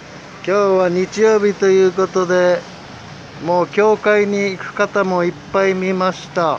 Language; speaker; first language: Japanese; native; Japanese